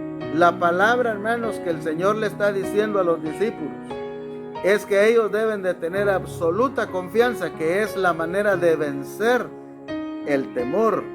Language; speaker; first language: Spanish; native; Spanish